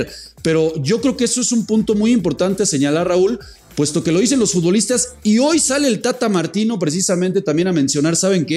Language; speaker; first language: Spanish; native; Spanish